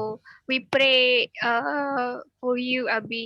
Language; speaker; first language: English; non-native, learner; Indonesian